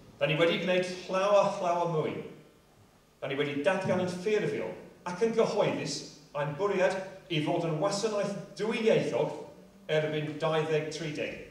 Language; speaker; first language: Welsh; non-native, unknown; English